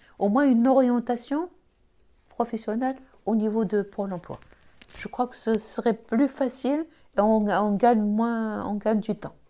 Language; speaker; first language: French; non-native, local second language; Arabic